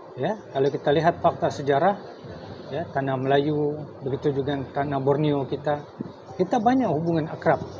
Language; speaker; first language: Malay; native; Malay